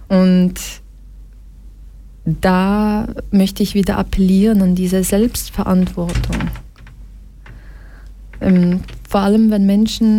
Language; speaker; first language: German; early bilingual, other home language; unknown